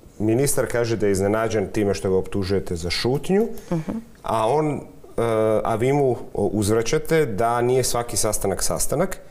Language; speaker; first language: Croatian; native; Croatian